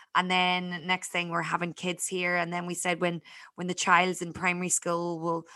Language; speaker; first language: English; native; English